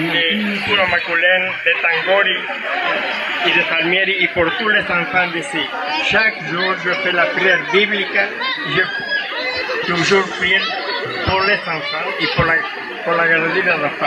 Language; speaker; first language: French; non-native, learner; Spanish